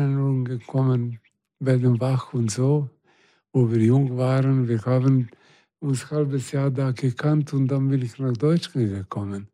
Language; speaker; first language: German; non-native, fluent; Serbian